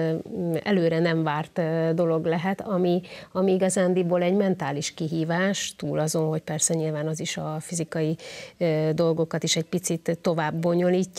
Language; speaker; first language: Hungarian; native; Hungarian